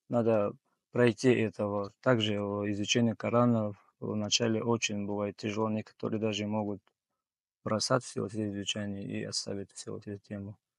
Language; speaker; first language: Russian; non-native, local second language; Tajik